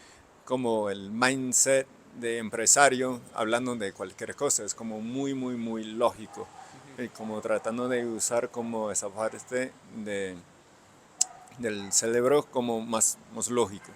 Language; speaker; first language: Spanish; non-native, fluent; English